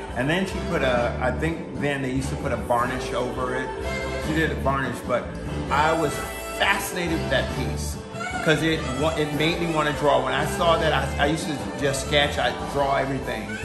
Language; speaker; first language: English; native; English